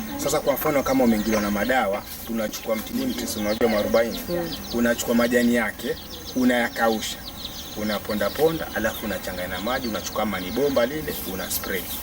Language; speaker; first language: Swahili; non-native, local second language; Giryama